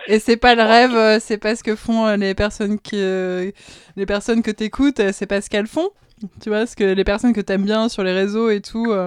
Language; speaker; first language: French; native; French